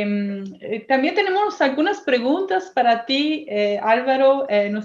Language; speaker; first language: Spanish; non-native, fluent; Italian